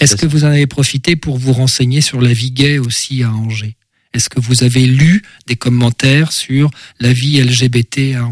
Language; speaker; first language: French; native; French